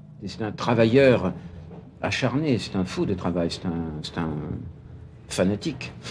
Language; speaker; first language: French; native; French